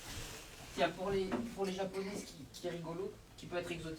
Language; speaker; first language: French; native; French